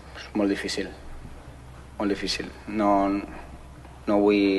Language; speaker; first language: Catalan; non-native, local second language; Spanish